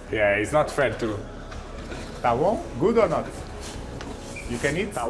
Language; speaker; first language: English; non-native, fluent; Portuguese